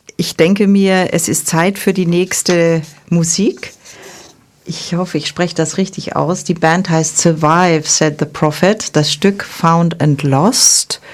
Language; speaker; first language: German; native; German